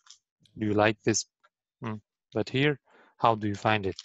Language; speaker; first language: English; non-native, learner; Arabic